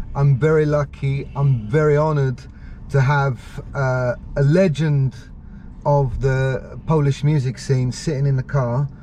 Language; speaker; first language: English; native; English